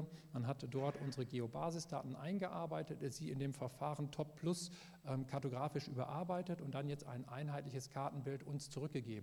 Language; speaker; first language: German; native; German